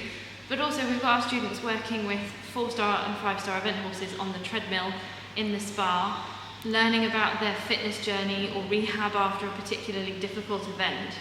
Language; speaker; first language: English; native; English